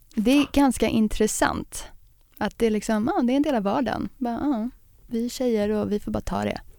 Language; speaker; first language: Swedish; native; Swedish